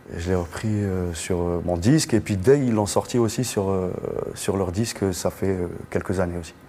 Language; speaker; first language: French; non-native, local second language; Arabic